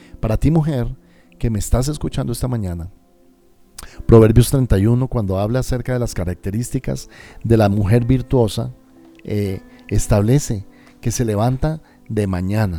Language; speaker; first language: Spanish; native; Spanish